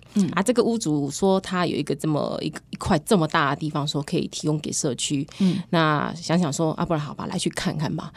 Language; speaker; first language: Chinese; native; Chinese